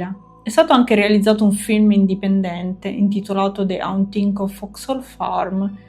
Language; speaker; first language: Italian; native; Italian